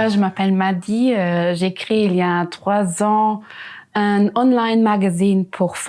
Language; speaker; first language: French; non-native, local second language; Luxembourgish